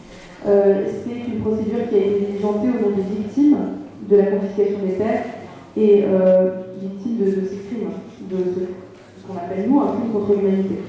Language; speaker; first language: French; native; French